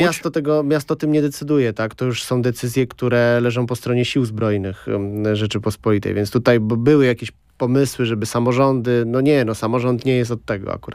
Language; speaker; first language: Polish; native; Polish